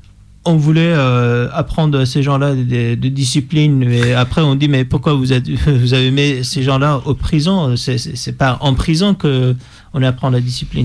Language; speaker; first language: French; non-native, fluent; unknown